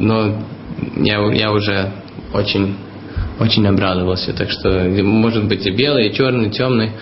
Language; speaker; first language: Russian; early bilingual, heritage; Russian